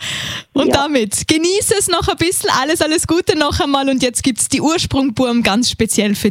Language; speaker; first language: German; native; German